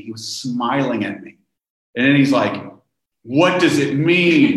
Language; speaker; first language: English; native; English